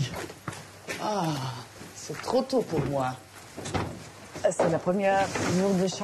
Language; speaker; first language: French; non-native, fluent; German